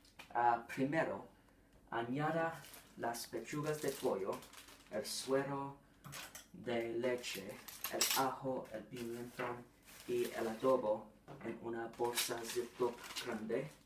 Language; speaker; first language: Spanish; non-native, learner; English